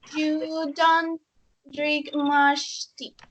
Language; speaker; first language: English; non-native, learner; Spanish